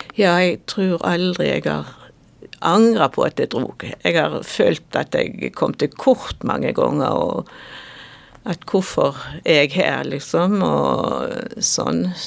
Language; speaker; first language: Norwegian; native; Norwegian